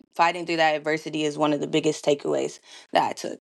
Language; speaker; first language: English; native; English